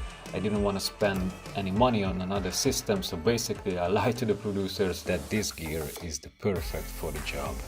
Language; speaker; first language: English; non-native, fluent; Hungarian